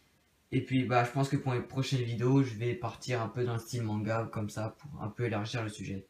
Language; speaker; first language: French; native; French